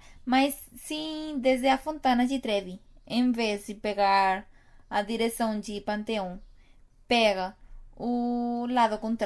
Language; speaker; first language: Portuguese; non-native, fluent; Spanish